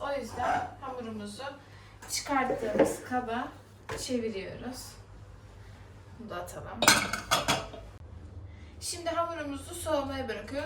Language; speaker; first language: Turkish; native; Turkish